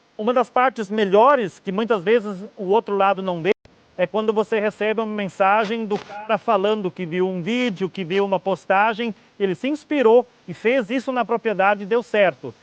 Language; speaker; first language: Portuguese; native; Portuguese